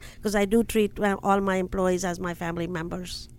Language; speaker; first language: English; non-native, local second language; Hindi